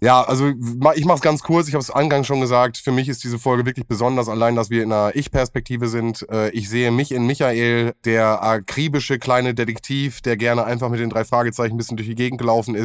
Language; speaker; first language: German; native; German